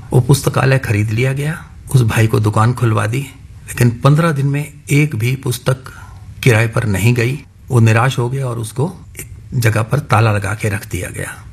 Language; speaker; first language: Hindi; non-native, local second language; Punjabi